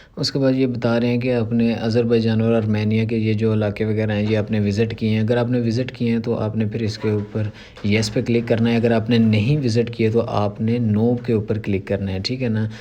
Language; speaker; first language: Urdu; non-native, local second language; Punjabi